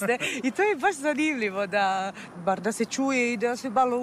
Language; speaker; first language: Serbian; non-native, fluent; Italian